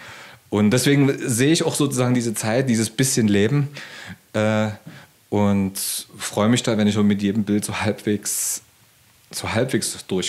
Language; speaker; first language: German; native; German